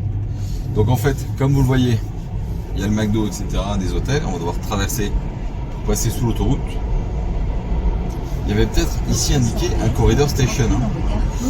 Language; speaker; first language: French; native; French